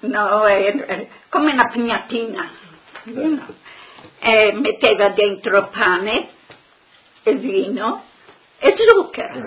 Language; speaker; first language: Italian; non-native, local second language; Friulian